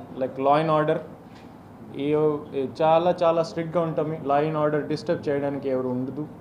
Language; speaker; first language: Telugu; non-native, local second language; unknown